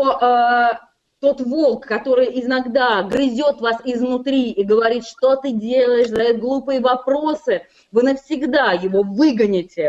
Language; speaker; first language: Russian; native; Russian